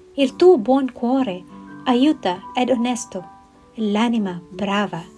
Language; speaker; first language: Italian; non-native, learner; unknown